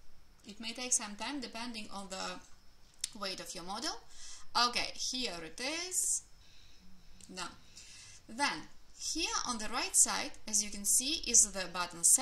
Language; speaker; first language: English; non-native, fluent; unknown